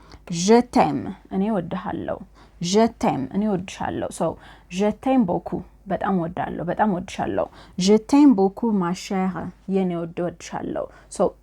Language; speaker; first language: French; non-native, fluent; Amharic